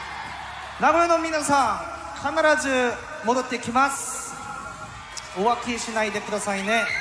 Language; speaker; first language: Japanese; non-native, learner; Korean